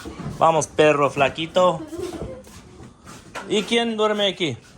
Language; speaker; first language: Spanish; non-native, learner; English